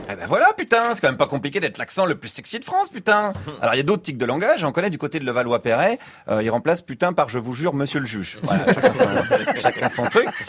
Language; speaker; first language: French; native; French